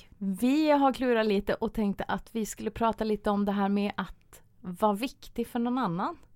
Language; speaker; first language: Swedish; native; Swedish